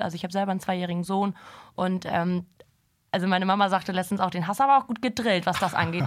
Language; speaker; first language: German; native; German